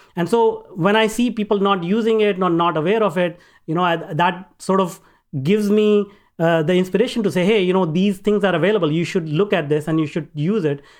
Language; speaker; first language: English; non-native, local second language; Hindi